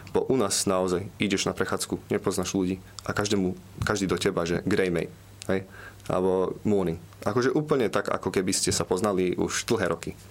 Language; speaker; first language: Slovak; early bilingual, heritage; Slovak